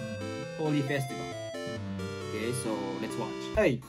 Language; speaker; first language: English; non-native, learner; Japanese